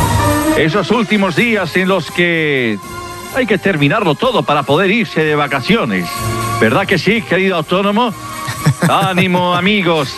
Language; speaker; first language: Spanish; native; Spanish